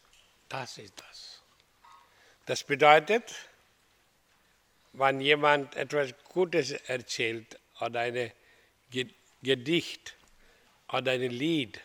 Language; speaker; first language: German; non-native, learner; Hindi